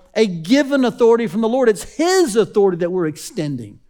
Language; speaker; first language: English; native; English